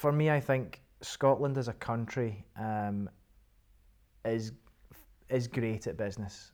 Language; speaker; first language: English; native; English